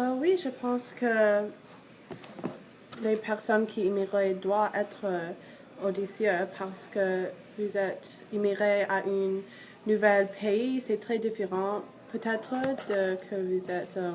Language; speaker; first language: French; non-native, learner; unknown